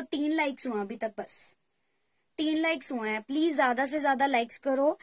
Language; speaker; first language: Hindi; native; Hindi